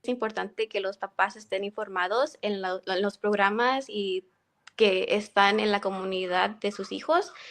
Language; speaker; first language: Spanish; early bilingual, heritage; Spanish